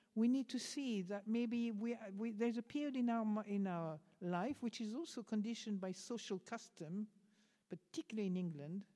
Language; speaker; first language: English; non-native, fluent; French